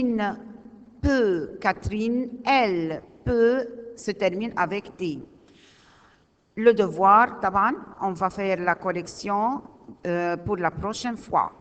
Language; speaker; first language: French; non-native, learner; Arabic